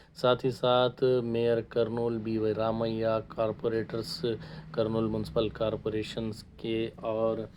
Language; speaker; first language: Urdu; native; Urdu